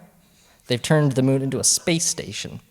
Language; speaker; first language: English; native; English